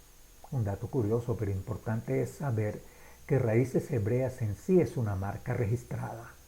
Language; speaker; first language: Spanish; native; Spanish